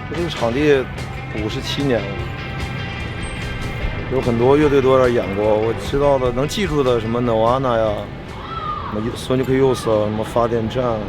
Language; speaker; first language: Chinese; native; Chinese